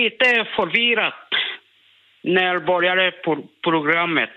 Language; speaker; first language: Swedish; non-native, learner; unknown